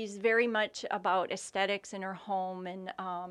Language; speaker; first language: English; native; English